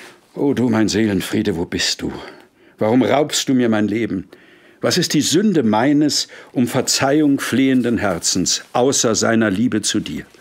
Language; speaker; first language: German; native; German